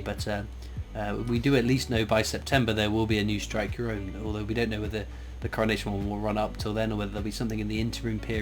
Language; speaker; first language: English; native; English